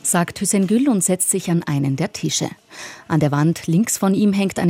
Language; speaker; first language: German; native; German